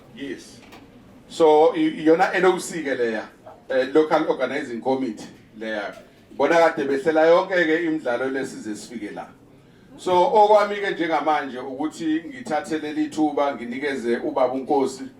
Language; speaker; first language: Zulu; native; Zulu